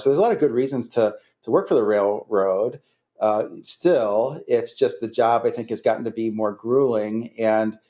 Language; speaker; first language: English; native; English